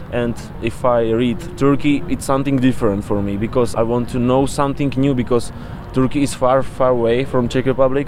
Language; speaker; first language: English; non-native, learner; Czech